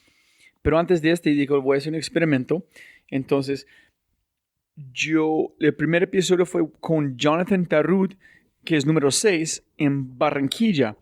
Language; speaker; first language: Spanish; non-native, fluent; English